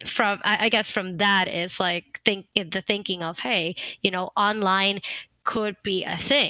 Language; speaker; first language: English; non-native, fluent; Spanish